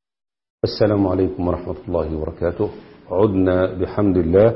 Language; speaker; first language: Arabic; native; Arabic